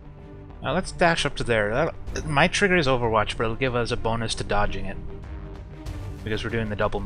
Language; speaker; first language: English; native; English